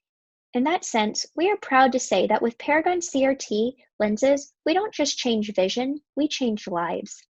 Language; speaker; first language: English; native; English